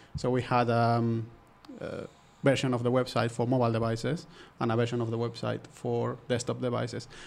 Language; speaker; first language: English; non-native, fluent; Spanish